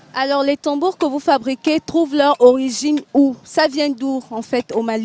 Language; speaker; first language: French; non-native, local second language; Bambara